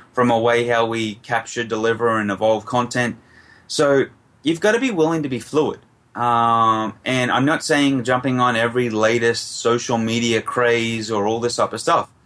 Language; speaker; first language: English; native; English